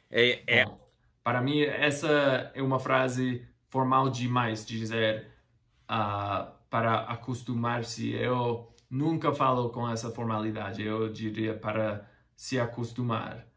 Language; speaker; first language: Portuguese; non-native, fluent; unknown